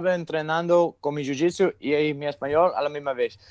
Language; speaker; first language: Spanish; non-native, learner; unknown